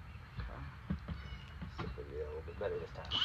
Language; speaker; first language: English; native; English